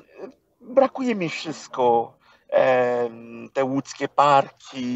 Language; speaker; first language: Polish; non-native, fluent; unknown